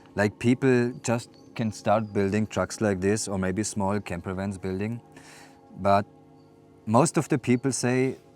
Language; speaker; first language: English; non-native, fluent; German